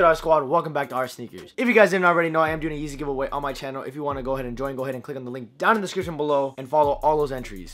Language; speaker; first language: English; native; English